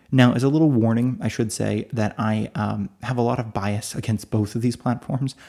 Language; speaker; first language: English; native; English